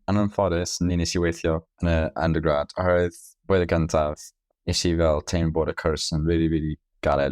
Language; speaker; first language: Welsh; non-native, local second language; English